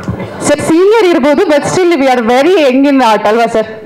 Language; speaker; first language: Kannada; native; Kannada